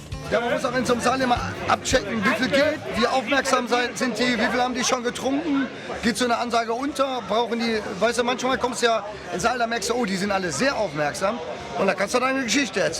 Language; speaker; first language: German; native; German